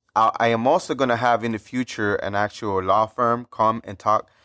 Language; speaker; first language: English; early bilingual, other home language; Spanish